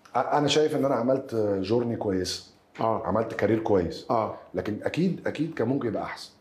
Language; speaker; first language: Arabic; native; Arabic